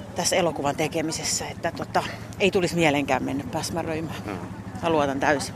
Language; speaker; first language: Finnish; native; Finnish